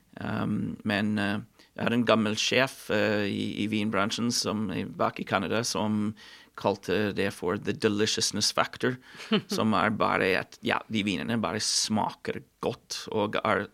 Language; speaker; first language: Norwegian; non-native, fluent; English